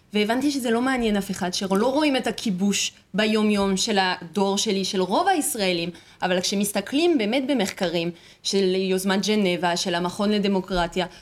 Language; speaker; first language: Hebrew; non-native, fluent; French